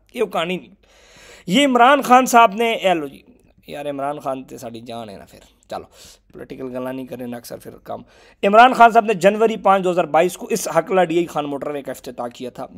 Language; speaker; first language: Urdu; non-native, local second language; Punjabi